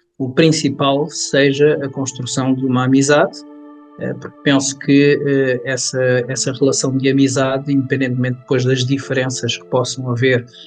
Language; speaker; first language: Portuguese; early bilingual, other home language; Kabuverdianu